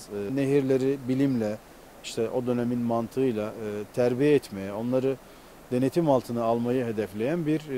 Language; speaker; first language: Turkish; native; Turkish